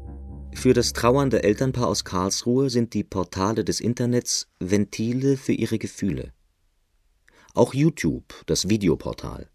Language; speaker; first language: German; native; German